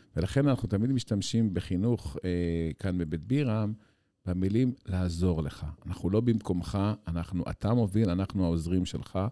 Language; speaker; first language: Hebrew; native; Hebrew